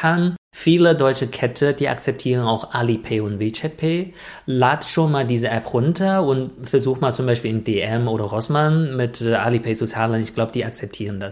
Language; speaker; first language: German; non-native, fluent; Chinese